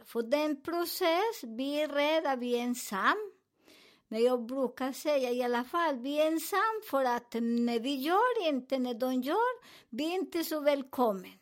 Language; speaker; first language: Swedish; non-native, fluent; Spanish